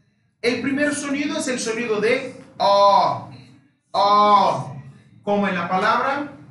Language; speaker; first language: Spanish; non-native, fluent; Portuguese